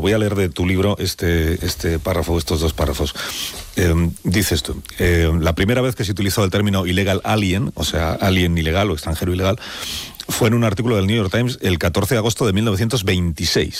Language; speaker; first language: Spanish; native; Spanish